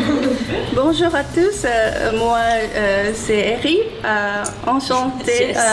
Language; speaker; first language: French; non-native, learner; Japanese